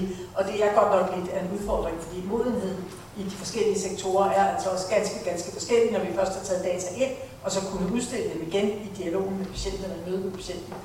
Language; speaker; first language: Danish; native; Danish